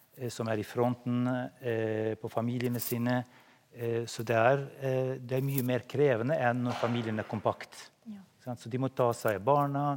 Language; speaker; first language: Norwegian; non-native, fluent; Albanian